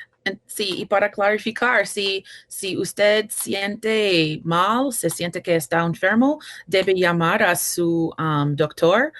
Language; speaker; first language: Spanish; non-native, fluent; English